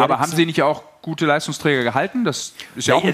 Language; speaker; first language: German; native; German